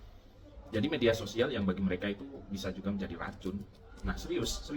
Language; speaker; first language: Indonesian; native; Indonesian